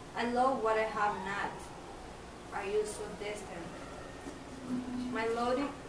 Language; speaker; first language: English; non-native, learner; Spanish